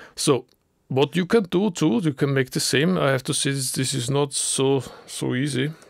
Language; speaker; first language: English; non-native, learner; German